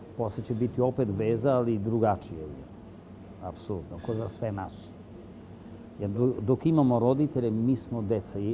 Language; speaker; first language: Serbian; non-native, local second language; Gurani